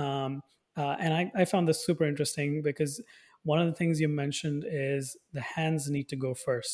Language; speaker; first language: English; non-native, local second language; Hindi